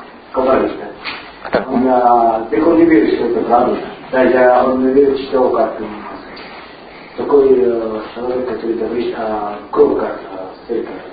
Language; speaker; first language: Russian; non-native, learner; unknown